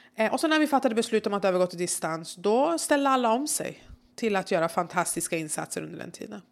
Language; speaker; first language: Swedish; early bilingual, other home language; Persian